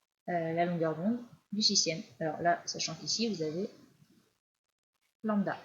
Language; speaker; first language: French; native; French